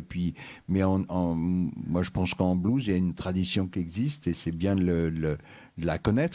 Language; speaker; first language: French; native; French